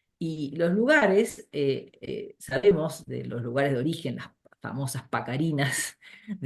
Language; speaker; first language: Spanish; native; Spanish